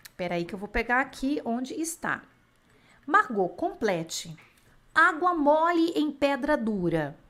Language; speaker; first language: Portuguese; native; Portuguese